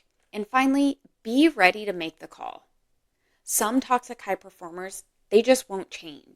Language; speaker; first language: English; native; English